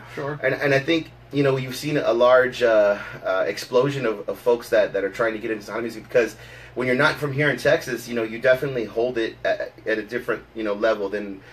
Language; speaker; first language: English; native; English